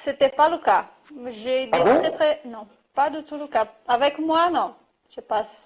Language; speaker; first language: French; non-native, fluent; Portuguese